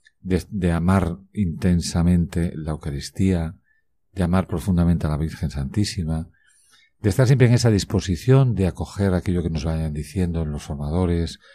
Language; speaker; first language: Spanish; native; Spanish